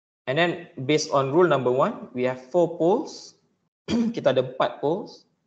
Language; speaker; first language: English; non-native, local second language; Malay